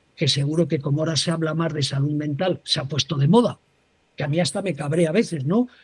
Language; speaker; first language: Spanish; native; Spanish